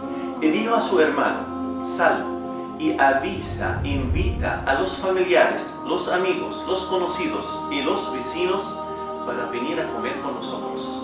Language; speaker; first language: Spanish; non-native, fluent; Arabic